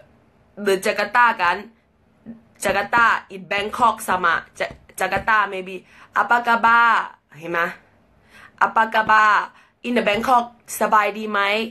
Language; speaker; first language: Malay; non-native, learner; Thai